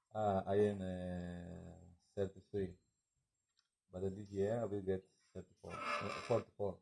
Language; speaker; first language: English; non-native, learner; Spanish